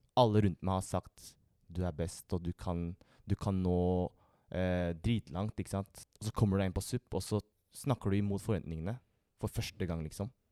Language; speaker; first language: Norwegian; early bilingual, other home language; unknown